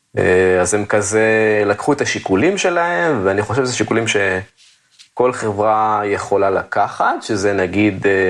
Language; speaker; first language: Hebrew; native; Hebrew